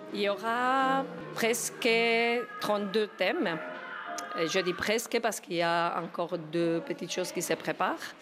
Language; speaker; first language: French; non-native, fluent; Spanish